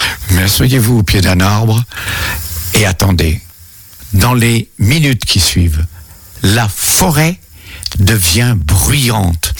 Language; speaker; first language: French; native; French